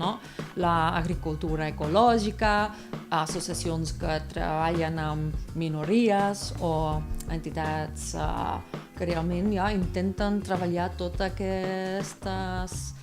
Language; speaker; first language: Catalan; non-native, fluent; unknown